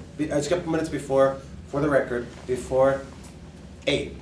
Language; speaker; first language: English; native; English